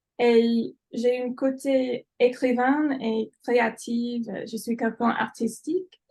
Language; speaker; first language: French; non-native, fluent; English